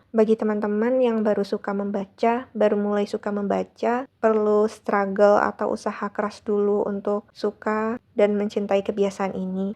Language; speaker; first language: Indonesian; non-native, local second language; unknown